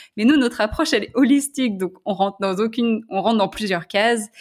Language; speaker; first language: French; native; French